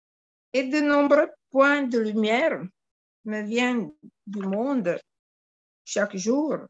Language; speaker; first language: French; non-native, fluent; Italian